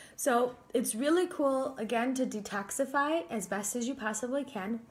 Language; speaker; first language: English; native; English